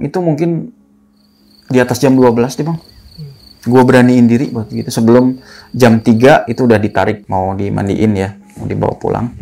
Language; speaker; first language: Indonesian; native; Indonesian